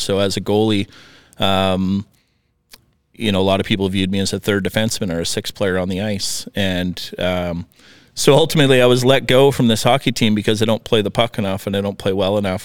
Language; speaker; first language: English; native; English